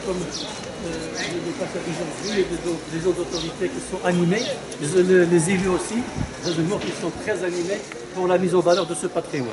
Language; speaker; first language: French; non-native, local second language; Arabic